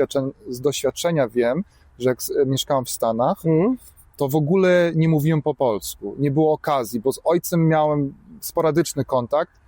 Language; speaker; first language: Polish; early bilingual, heritage; German